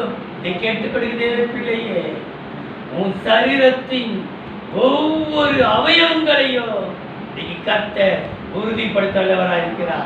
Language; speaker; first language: Tamil; native; Tamil